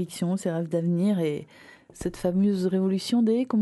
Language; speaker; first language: French; native; French